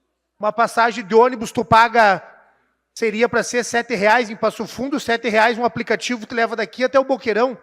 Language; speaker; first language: Portuguese; native; Portuguese